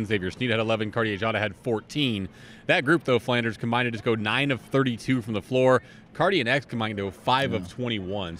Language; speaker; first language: English; native; English